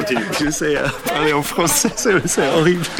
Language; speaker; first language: French; non-native, learner; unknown